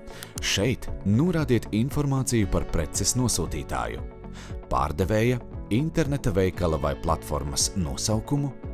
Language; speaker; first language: Latvian; native; Latvian